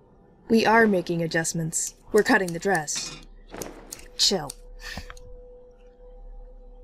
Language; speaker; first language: English; native; English